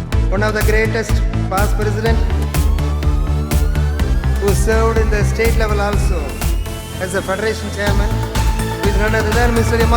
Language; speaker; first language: English; non-native, local second language; Tamil